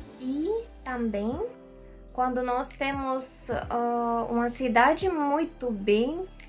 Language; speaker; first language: Portuguese; non-native, learner; Russian